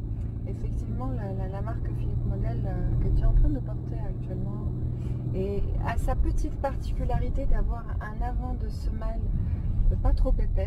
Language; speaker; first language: French; native; French